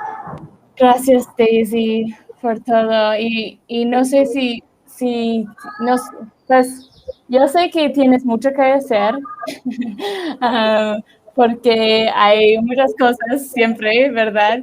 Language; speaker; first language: Spanish; non-native, learner; English